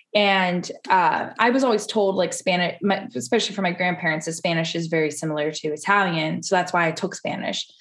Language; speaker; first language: English; early bilingual, other home language; Italian